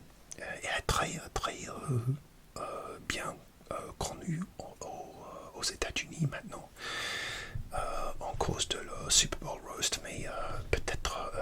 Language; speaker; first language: French; non-native, learner; English